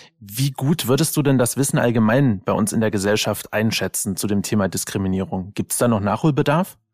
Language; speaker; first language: German; native; German